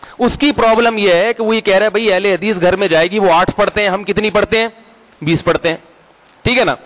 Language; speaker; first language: Urdu; native; Urdu